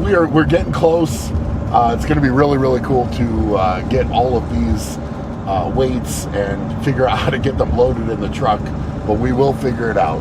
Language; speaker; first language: English; native; English